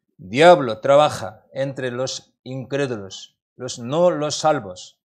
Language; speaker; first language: Spanish; non-native, learner; Korean